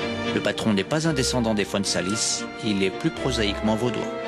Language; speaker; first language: French; native; French